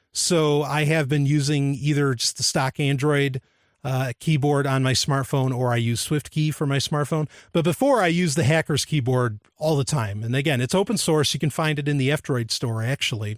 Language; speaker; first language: English; native; English